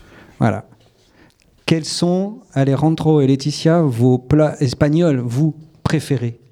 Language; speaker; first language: French; native; French